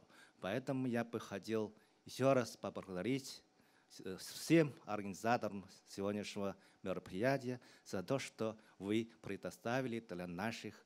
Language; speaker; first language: Russian; non-native, fluent; Chinese